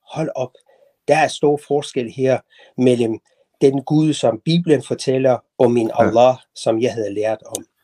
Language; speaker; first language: Danish; non-native, fluent; Persian